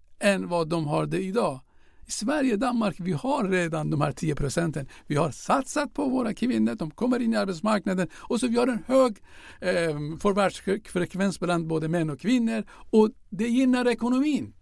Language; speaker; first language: Swedish; non-native, fluent; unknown